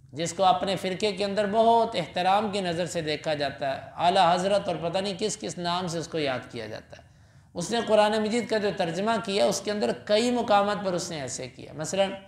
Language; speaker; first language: Urdu; non-native, local second language; Punjabi